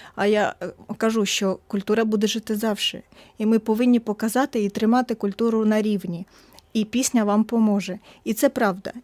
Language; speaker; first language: Ukrainian; native; Ukrainian